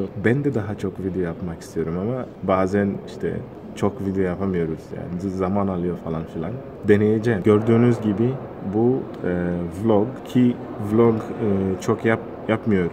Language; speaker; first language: Turkish; non-native, fluent; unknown